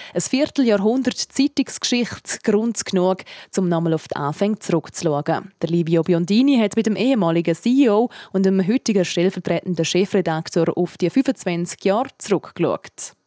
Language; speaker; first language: German; native; German